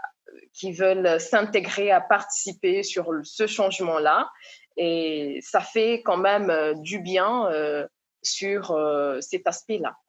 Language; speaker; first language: French; non-native, local second language; Comorian